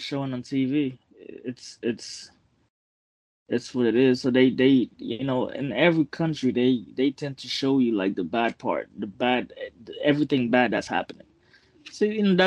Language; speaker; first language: English; non-native, fluent; French